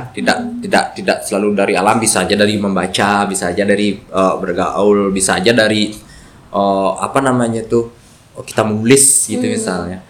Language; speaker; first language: Indonesian; native; Indonesian